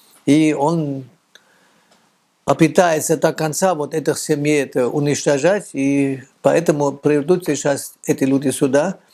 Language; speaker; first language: Russian; non-native, fluent; German